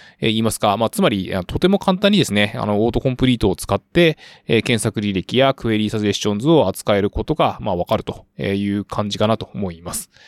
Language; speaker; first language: Japanese; native; Japanese